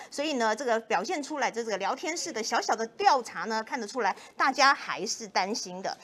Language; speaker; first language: Chinese; native; Chinese